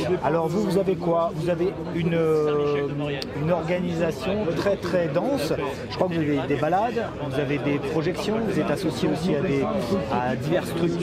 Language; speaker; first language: French; native; French